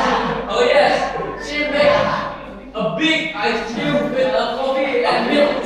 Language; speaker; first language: English; non-native, learner; Indonesian